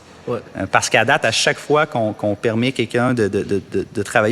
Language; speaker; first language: French; native; French